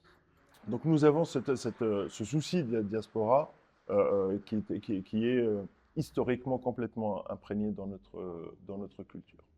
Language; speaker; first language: French; non-native, local second language; Arabic